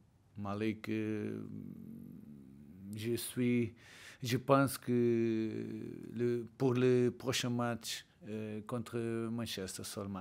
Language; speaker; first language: French; non-native, learner; Portuguese